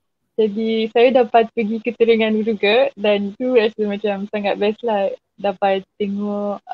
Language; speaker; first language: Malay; non-native, fluent; French